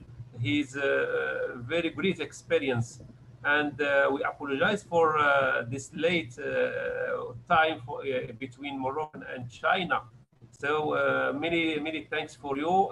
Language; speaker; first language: English; non-native, learner; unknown